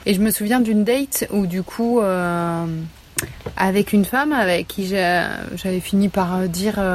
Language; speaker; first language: French; native; French